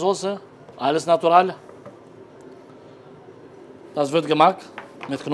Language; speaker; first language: German; non-native, learner; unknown